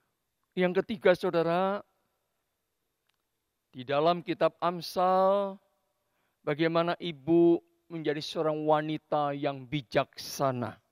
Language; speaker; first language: Indonesian; native; Indonesian